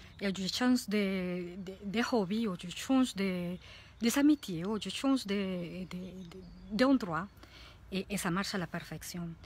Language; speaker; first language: French; non-native, fluent; Spanish